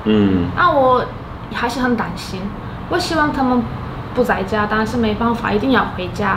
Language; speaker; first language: Chinese; non-native, fluent; Turkish